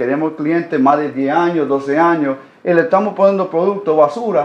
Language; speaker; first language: Spanish; early bilingual, heritage; Spanish